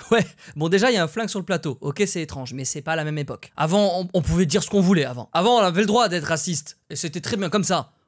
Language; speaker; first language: French; native; French